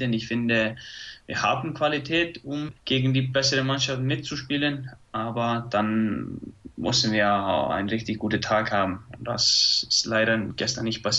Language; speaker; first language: German; non-native, fluent; Icelandic